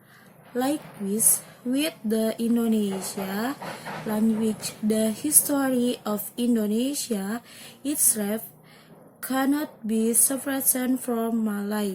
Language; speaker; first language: English; non-native, learner; Indonesian